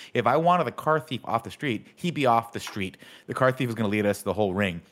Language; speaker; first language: English; native; English